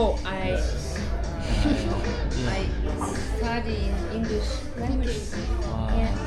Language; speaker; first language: English; non-native, learner; Russian